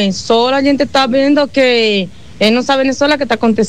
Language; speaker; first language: Portuguese; non-native, learner; Spanish